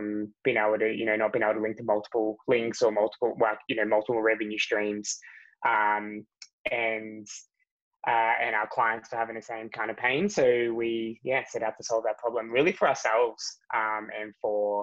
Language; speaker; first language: English; native; English